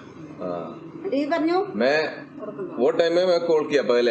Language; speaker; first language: Hindi; non-native, local second language; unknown